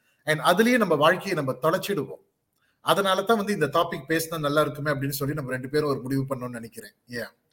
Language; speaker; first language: Tamil; native; Tamil